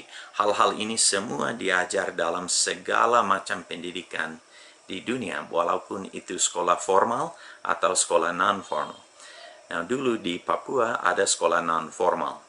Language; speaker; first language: Indonesian; non-native, fluent; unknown